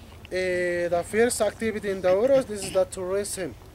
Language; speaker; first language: English; non-native, learner; Spanish